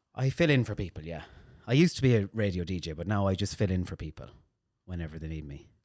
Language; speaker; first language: English; native; English